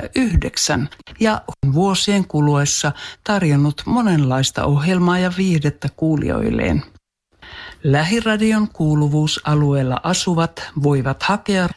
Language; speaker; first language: Finnish; native; Finnish